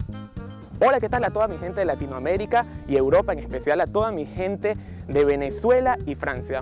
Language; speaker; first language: Spanish; native; Spanish